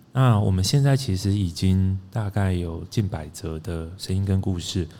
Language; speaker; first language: Chinese; native; Chinese